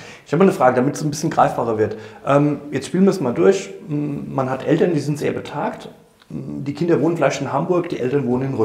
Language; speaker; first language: German; native; German